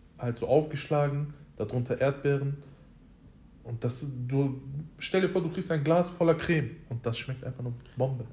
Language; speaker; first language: German; early bilingual, other home language; Turkish